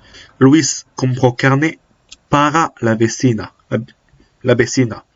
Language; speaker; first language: Spanish; non-native, learner; French